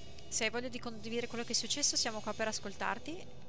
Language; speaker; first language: Italian; early bilingual, other home language; English